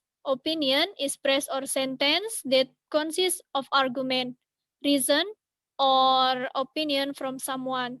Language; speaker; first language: English; non-native, learner; Indonesian